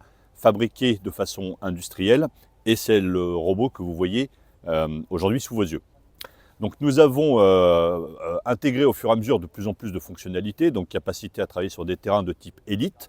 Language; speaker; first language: French; native; French